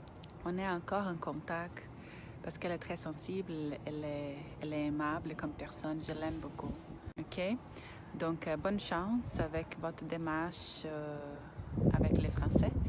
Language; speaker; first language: French; non-native, fluent; Portuguese